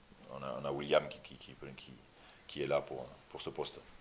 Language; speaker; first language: French; native; French